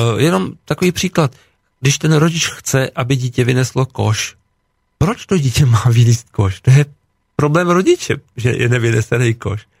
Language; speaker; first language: Czech; native; Czech